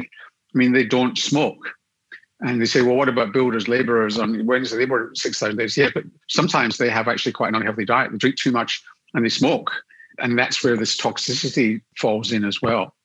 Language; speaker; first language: English; native; English